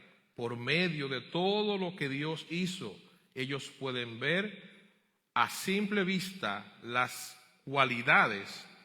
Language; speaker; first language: Spanish; native; Spanish